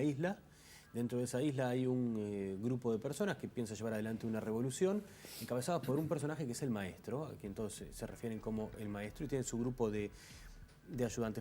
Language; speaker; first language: Spanish; native; Spanish